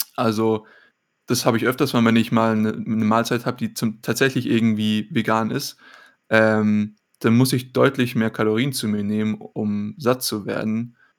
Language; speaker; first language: German; native; German